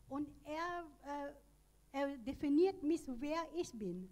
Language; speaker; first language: German; non-native, learner; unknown